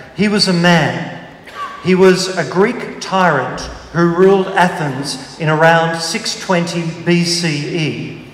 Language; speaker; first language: English; native; English